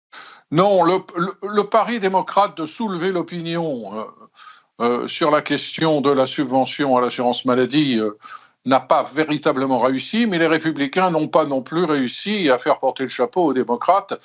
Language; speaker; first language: French; native; French